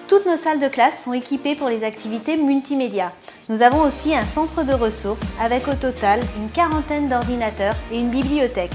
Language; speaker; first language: French; native; French